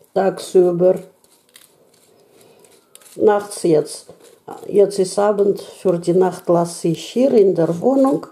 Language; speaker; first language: German; non-native, learner; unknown